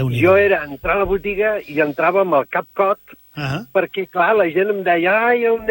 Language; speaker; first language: Catalan; native; Catalan